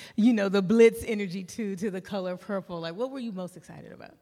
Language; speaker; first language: English; early bilingual, other home language; Yoruba